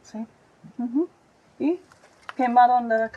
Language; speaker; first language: Spanish; non-native, learner; Hebrew